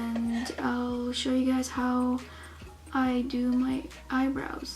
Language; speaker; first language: English; native; English